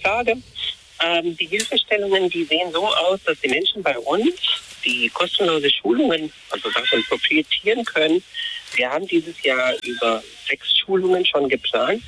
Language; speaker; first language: German; non-native, fluent; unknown